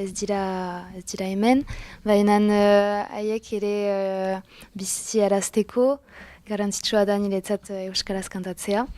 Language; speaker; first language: Basque; non-native, local second language; French